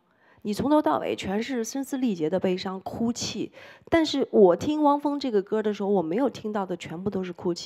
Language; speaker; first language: Chinese; native; Chinese